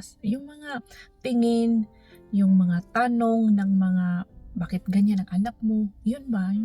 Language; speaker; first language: Filipino; non-native, local second language; Cebuano